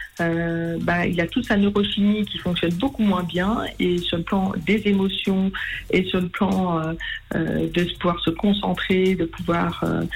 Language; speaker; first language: French; native; French